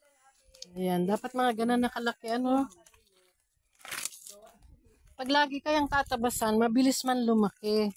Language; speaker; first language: Filipino; native; Filipino